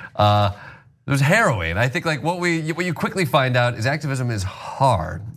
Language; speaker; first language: English; native; English